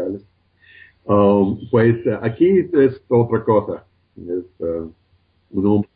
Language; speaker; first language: Spanish; non-native, fluent; English